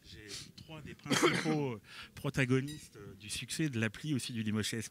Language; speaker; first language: French; native; French